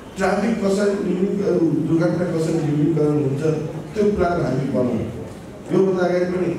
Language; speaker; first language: Nepali; non-native, local second language; Maithili